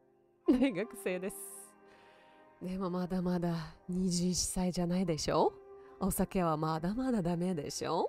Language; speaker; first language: Japanese; non-native, learner; Russian